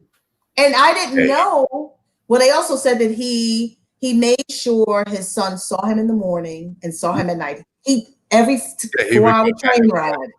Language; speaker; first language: English; native; English